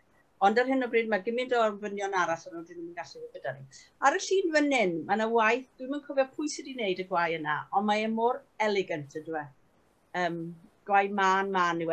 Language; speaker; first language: Welsh; native; Welsh